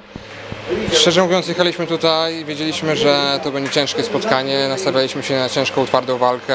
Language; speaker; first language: Polish; native; Polish